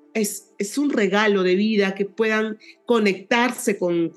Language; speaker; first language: Spanish; native; Spanish